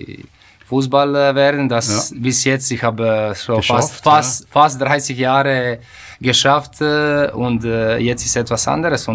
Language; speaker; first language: German; non-native, fluent; Croatian